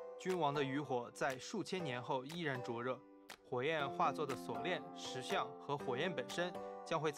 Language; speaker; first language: Chinese; native; Chinese